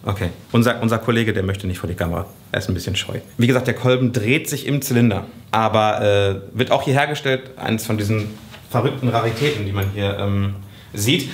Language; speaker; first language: German; native; German